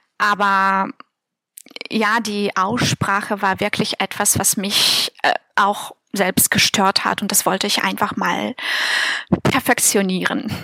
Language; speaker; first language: German; non-native, fluent; Russian